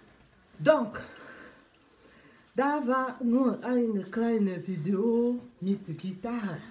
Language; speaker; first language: German; non-native, learner; French